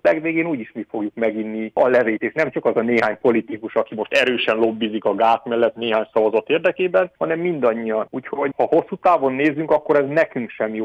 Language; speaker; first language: Hungarian; native; Hungarian